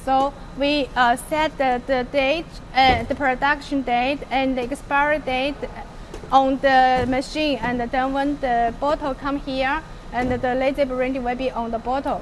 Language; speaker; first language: English; non-native, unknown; Chinese